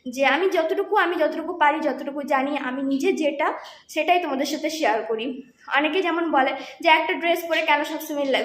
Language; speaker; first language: Bangla; non-native, local second language; Santali